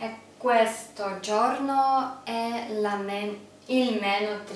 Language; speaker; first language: Italian; non-native, learner; English